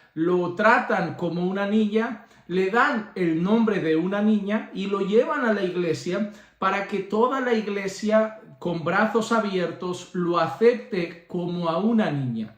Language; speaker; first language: Spanish; native; Spanish